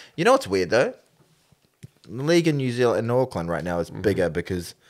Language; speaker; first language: English; native; English